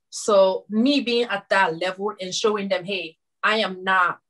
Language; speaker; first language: English; non-native, fluent; Susu